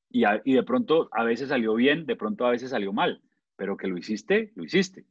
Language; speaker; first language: Spanish; native; Spanish